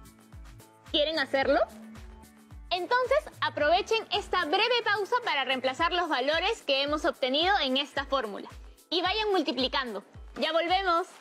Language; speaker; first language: Spanish; native; Spanish